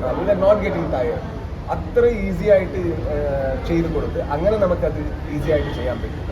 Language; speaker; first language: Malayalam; non-native, learner; Kannada